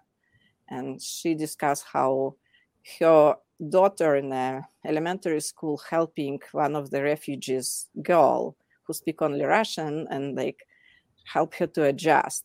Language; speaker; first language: English; non-native, fluent; Russian